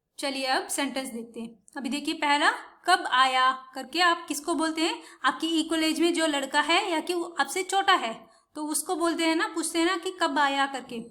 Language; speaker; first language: Hindi; non-native, local second language; Tamil